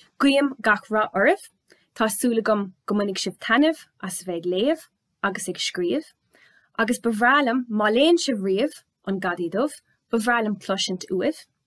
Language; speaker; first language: Irish; native; Irish